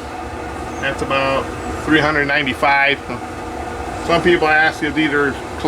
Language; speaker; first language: English; native; English